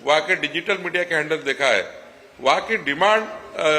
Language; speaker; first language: Hindi; non-native, local second language; Marathi